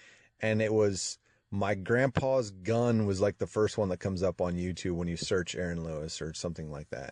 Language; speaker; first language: English; native; English